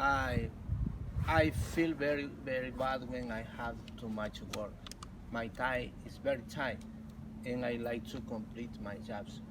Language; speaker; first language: English; non-native, learner; Spanish